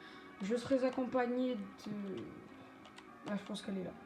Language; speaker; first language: French; native; French